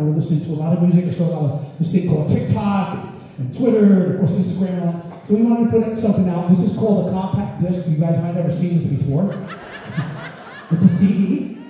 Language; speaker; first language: English; native; English